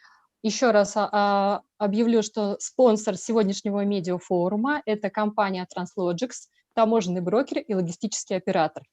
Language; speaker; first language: Russian; native; Russian